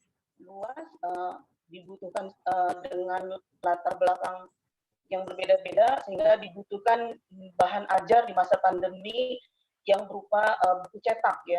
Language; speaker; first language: Indonesian; native; Indonesian